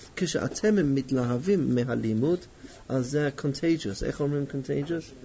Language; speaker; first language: Hebrew; non-native, fluent; English